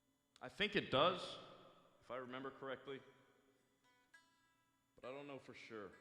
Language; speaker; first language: English; native; English